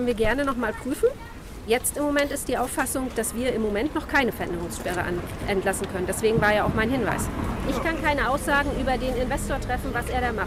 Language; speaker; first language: German; native; German